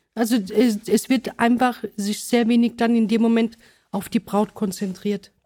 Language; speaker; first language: German; early bilingual, other home language; Italian